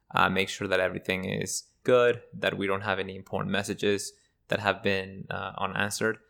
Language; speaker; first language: English; early bilingual, other home language; Spanish